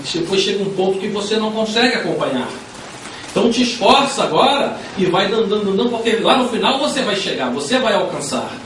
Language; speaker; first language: Portuguese; native; Portuguese